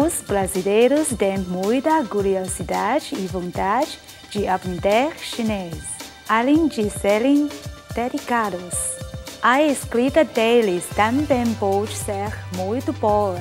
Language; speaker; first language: Portuguese; non-native, fluent; Chinese